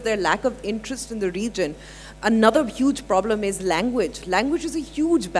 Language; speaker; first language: English; non-native, local second language; Urdu